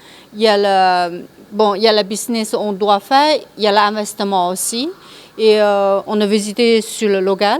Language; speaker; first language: French; non-native, learner; Chinese